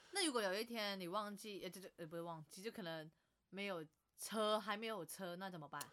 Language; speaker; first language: Chinese; non-native, local second language; Cantonese